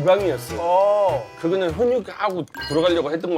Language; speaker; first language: Korean; non-native, fluent; English